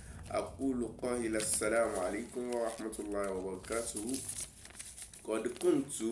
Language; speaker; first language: Arabic; non-native, learner; Yoruba